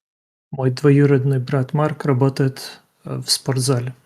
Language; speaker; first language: Russian; non-native, learner; Ukrainian